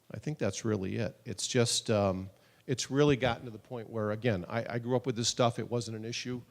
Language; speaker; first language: English; native; English